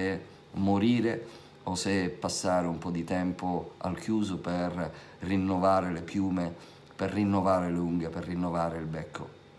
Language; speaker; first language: Italian; native; Italian